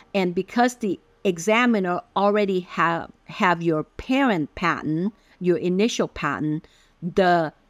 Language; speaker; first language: English; early bilingual, other home language; Min Nan Chinese